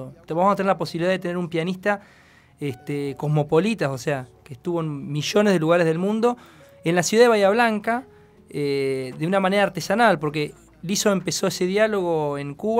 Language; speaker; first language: Spanish; native; Spanish